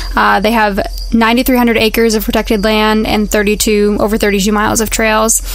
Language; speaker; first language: English; native; English